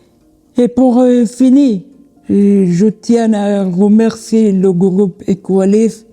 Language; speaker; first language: French; non-native, learner; Persian